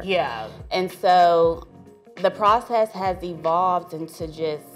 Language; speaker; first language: English; native; English